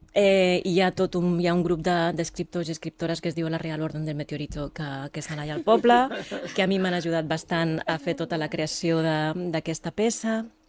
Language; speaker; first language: Catalan; non-native, local second language; Spanish